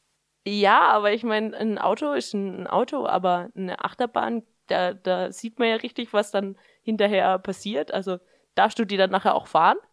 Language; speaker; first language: German; native; German